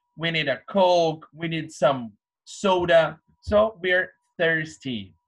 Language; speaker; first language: English; non-native, fluent; Portuguese